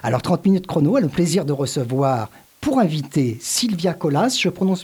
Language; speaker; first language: French; native; French